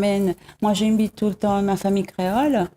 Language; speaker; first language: French; non-native, fluent; Spanish